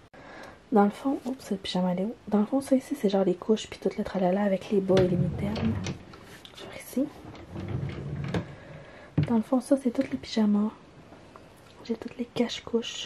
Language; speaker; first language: French; native; French